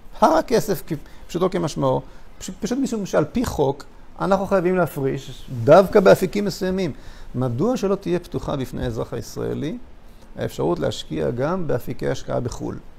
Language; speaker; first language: Hebrew; native; Hebrew